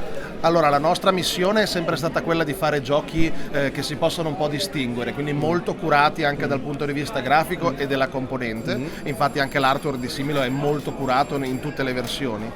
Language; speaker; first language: Italian; native; Italian